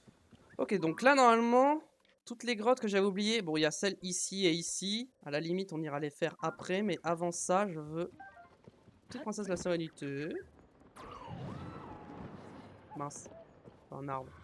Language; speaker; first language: French; native; French